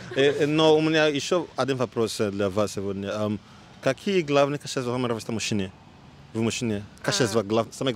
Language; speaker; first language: Russian; non-native, learner; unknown